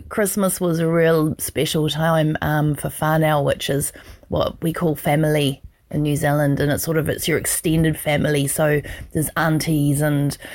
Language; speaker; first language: English; native; English